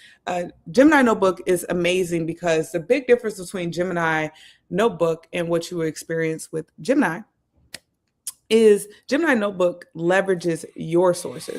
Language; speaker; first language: English; native; English